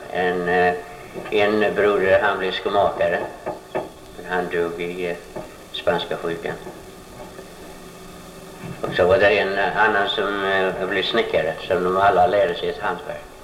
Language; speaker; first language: Swedish; early bilingual, heritage; Swedish